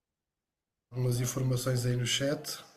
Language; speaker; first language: Portuguese; native; Portuguese